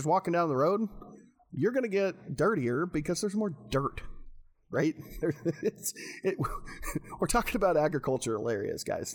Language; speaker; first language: English; native; English